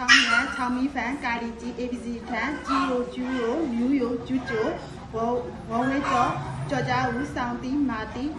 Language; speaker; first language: Chinese; non-native, learner; Burmese